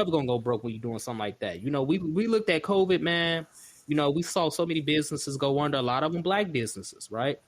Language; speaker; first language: English; native; English